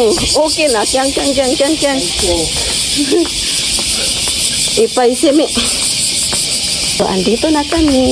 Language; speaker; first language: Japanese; non-native, learner; Filipino